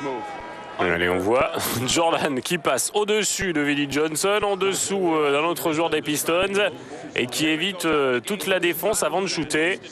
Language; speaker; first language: French; native; French